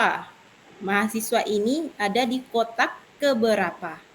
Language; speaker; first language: Indonesian; native; Indonesian